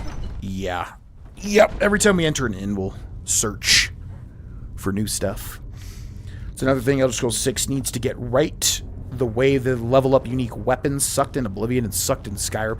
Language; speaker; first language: English; native; English